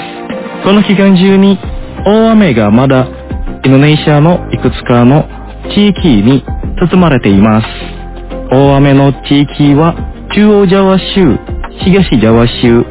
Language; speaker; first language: Japanese; non-native, fluent; Indonesian